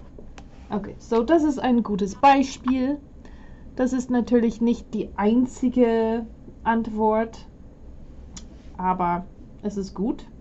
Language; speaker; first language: German; non-native, fluent; English